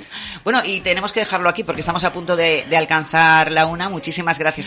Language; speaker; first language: Spanish; native; Spanish